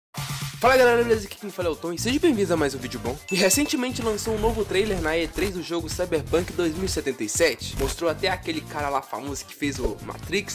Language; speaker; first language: Portuguese; native; Portuguese